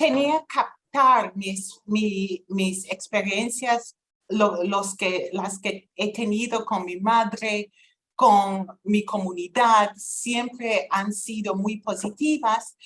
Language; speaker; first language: Spanish; non-native, fluent; English